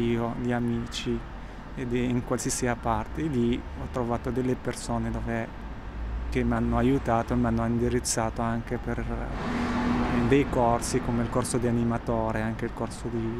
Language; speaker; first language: Italian; non-native, fluent; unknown